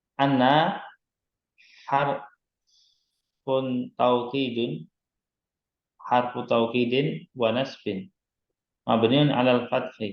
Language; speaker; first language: Arabic; non-native, fluent; Indonesian